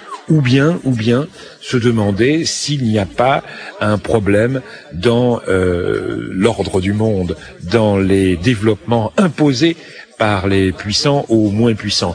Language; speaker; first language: French; native; French